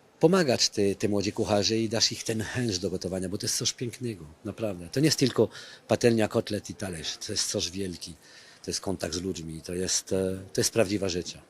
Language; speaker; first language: Polish; non-native, fluent; French